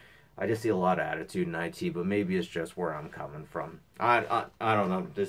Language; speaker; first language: English; native; English